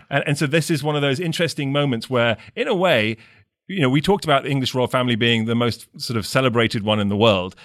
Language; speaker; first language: English; native; English